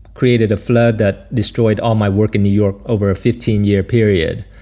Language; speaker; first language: English; native; English